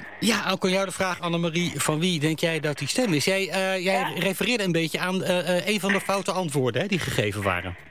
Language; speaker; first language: Dutch; native; Dutch